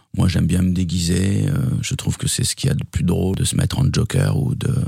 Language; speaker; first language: French; native; French